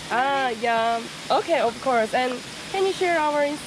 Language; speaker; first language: English; non-native, learner; Korean